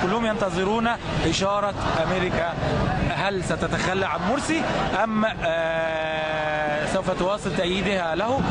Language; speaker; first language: Arabic; native; Arabic